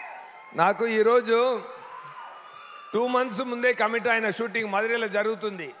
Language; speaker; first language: Telugu; non-native, local second language; Tamil